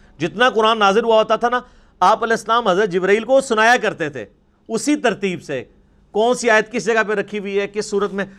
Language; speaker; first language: Urdu; non-native, local second language; Punjabi